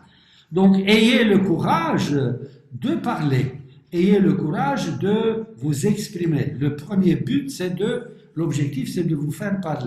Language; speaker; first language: French; non-native, fluent; Romanian